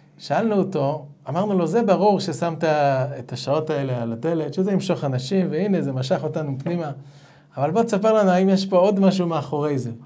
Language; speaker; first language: Hebrew; native; Hebrew